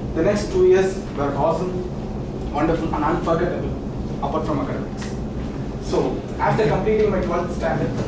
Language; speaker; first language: English; non-native, local second language; Tamil